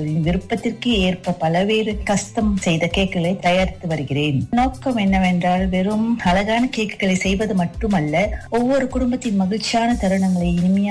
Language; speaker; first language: Tamil; early bilingual, heritage; Tamil